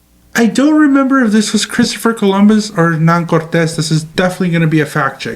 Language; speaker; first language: English; native; English